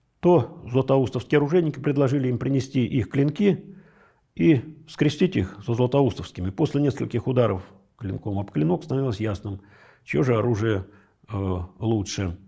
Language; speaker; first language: Russian; native; Russian